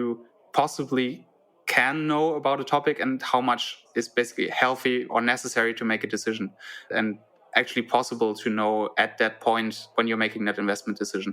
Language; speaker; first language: English; non-native, fluent; German